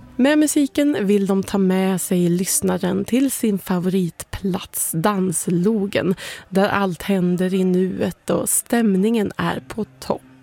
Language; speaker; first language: Swedish; native; Swedish